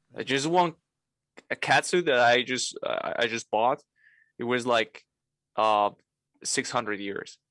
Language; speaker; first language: English; non-native, fluent; Spanish